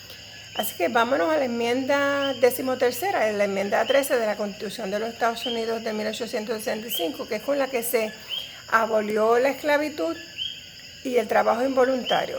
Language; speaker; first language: Spanish; native; Spanish